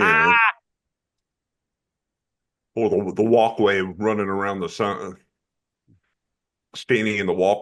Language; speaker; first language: English; native; English